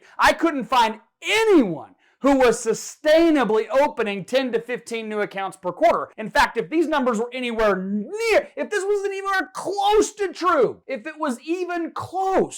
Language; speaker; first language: English; native; English